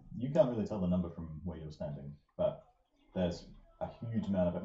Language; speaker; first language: English; native; English